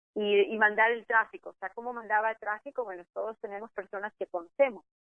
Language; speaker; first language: Spanish; native; Spanish